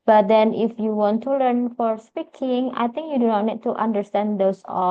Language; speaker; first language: English; non-native, fluent; Indonesian